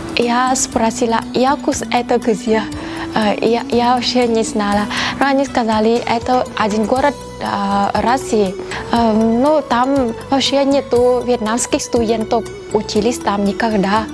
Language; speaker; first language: Russian; non-native, fluent; Vietnamese